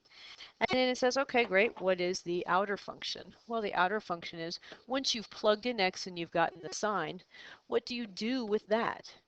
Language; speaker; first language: English; native; English